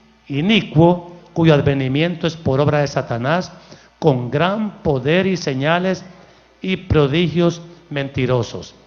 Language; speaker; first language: Spanish; native; Spanish